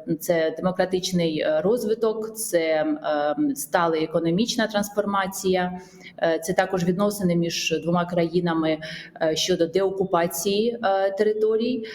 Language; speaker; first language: Ukrainian; non-native, fluent; Georgian